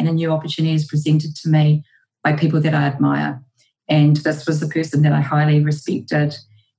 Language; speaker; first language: English; native; English